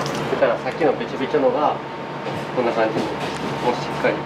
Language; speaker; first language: Japanese; native; Japanese